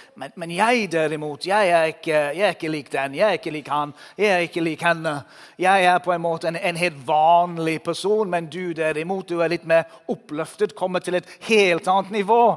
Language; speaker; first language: Norwegian; non-native, fluent; English